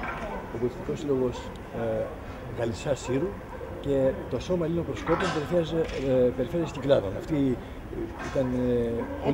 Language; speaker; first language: Greek; native; Greek